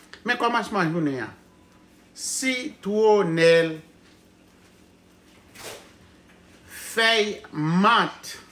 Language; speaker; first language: French; non-native, learner; Haitian Creole